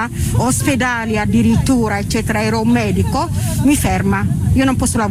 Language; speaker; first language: Italian; non-native, fluent; Tigrinya